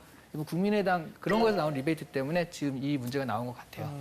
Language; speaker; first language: Korean; native; Korean